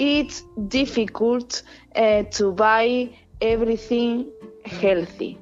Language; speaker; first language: English; non-native, learner; Spanish